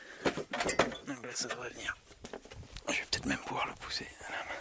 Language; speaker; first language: French; native; French